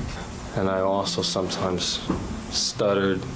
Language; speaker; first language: English; native; English